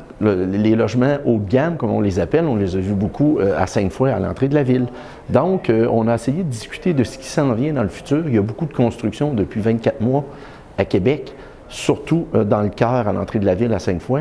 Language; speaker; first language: French; native; French